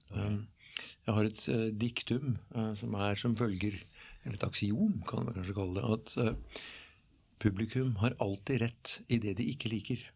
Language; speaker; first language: Norwegian; native; Norwegian